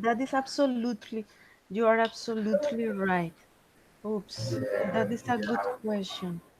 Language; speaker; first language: English; non-native, fluent; Spanish